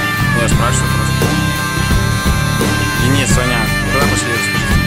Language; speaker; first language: Russian; native; Russian